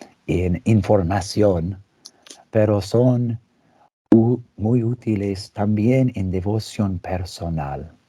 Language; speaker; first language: Spanish; non-native, fluent; English